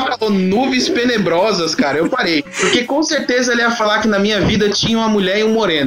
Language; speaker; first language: Portuguese; native; Portuguese